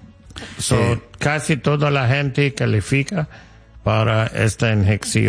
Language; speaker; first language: Spanish; non-native, learner; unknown